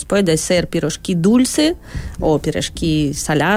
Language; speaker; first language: Spanish; early bilingual, other home language; Russian